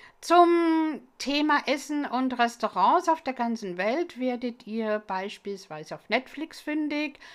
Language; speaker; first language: German; non-native, fluent; English